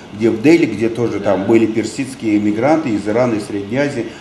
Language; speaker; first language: Russian; non-native, local second language; Tajik